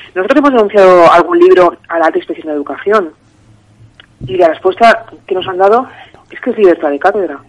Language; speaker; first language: Spanish; native; Spanish